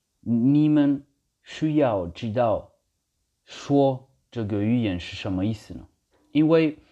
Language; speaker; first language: Chinese; non-native, learner; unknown